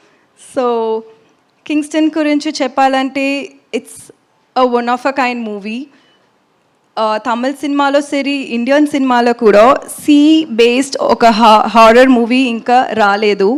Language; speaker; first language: Telugu; non-native, local second language; Tamil